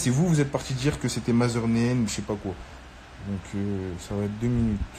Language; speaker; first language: French; native; French